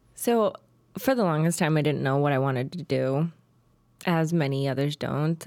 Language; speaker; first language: English; early bilingual, other home language; Tajik